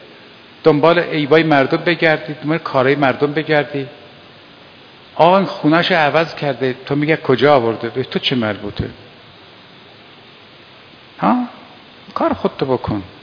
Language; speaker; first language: Persian; native; Persian